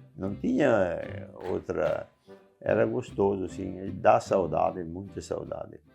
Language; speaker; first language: Portuguese; non-native, local second language; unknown